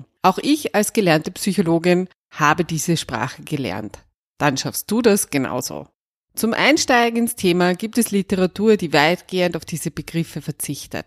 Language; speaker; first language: German; native; German